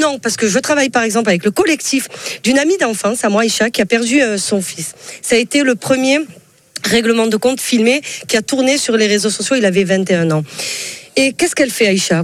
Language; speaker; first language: French; native; French